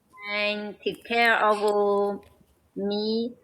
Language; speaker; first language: English; non-native, learner; Chinese